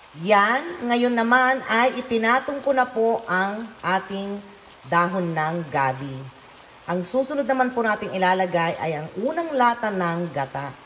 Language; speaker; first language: Filipino; non-native, local second language; Iloko